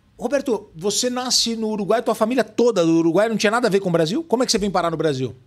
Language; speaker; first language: Portuguese; native; Portuguese